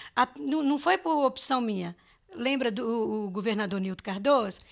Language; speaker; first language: Portuguese; native; Portuguese